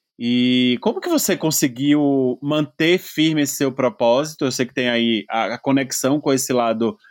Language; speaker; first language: Portuguese; native; Portuguese